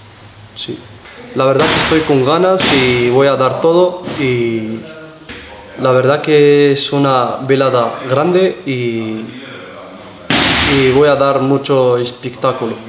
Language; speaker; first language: Spanish; non-native, learner; Arabic